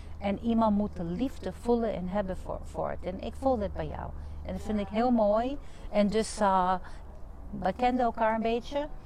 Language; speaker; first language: Dutch; non-native, fluent; English